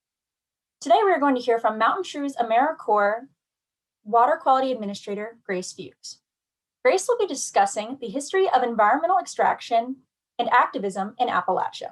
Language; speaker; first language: English; native; English